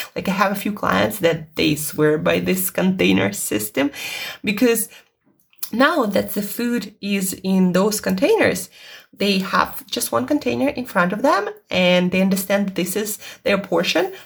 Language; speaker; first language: English; non-native, fluent; Russian